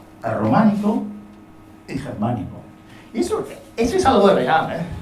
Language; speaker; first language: Spanish; non-native, fluent; Italian